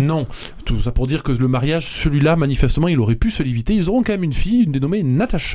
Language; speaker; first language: French; native; French